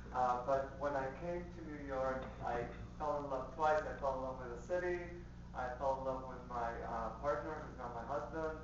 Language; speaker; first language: English; early bilingual, other home language; Spanish